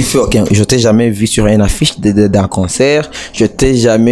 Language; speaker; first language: French; non-native, local second language; Rundi